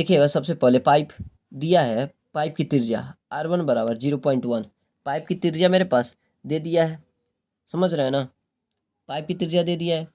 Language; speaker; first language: Hindi; native; Hindi